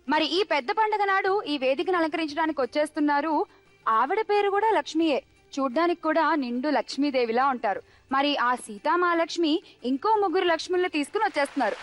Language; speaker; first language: Telugu; native; Telugu